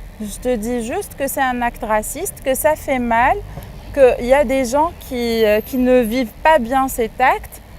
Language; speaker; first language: French; non-native, local second language; Arabic